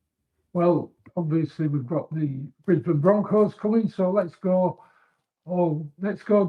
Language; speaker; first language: English; native; English